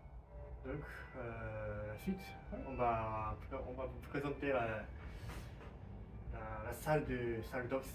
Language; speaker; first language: French; non-native, learner; Japanese